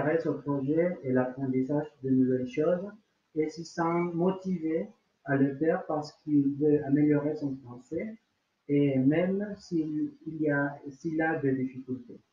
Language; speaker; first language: French; non-native, learner; Spanish